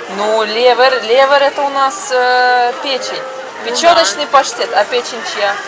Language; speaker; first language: Russian; native; Russian